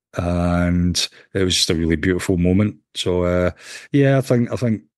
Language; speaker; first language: English; native; English